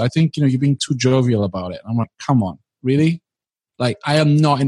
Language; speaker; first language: English; native; English